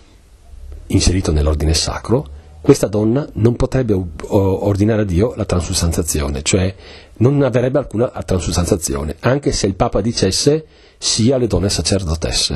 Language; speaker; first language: Italian; native; Italian